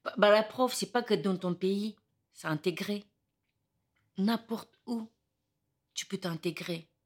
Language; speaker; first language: French; non-native, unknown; Romany